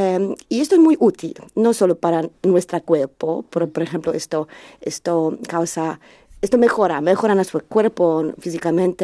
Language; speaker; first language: Spanish; non-native, learner; Polish